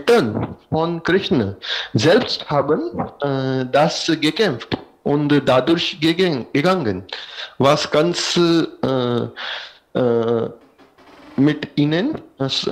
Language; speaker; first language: German; non-native, learner; Hindi